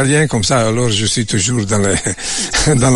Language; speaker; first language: French; non-native, learner; Italian